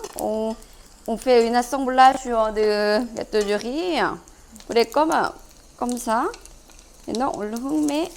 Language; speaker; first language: French; non-native, fluent; Korean